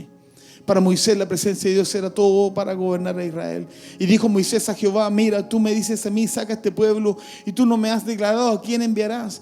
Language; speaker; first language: Spanish; native; Spanish